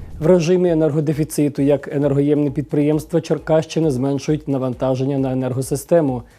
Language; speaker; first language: Ukrainian; native; Ukrainian